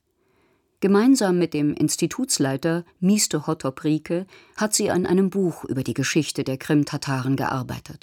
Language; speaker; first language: German; native; German